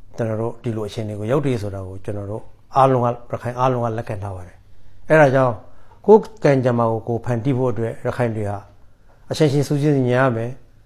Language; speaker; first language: Burmese; native; Burmese